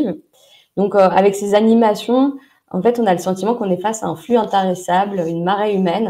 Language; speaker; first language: French; native; French